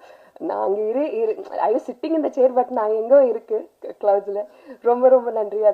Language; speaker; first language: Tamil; non-native, learner; Telugu